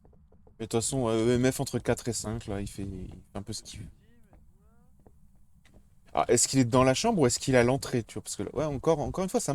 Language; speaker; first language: French; native; French